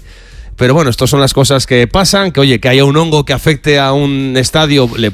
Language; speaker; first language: Spanish; native; Spanish